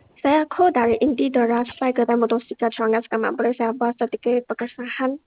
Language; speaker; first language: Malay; non-native, local second language; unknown